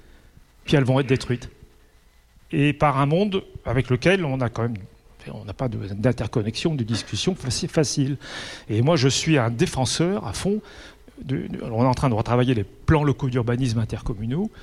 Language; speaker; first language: French; native; French